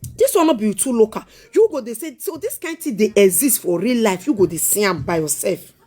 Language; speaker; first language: Nigerian Pidgin; non-native, local second language; Esan